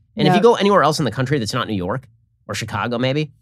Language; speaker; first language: English; native; English